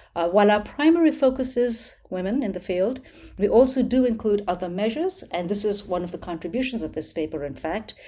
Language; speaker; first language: English; non-native, local second language; Hindi